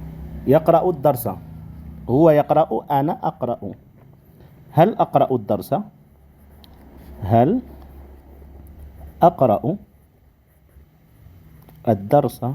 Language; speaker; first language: Arabic; non-native, fluent; Indonesian